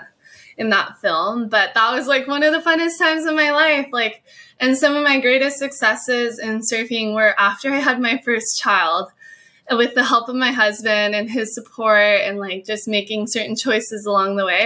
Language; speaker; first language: English; native; English